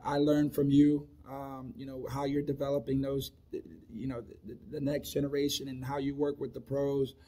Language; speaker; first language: English; native; English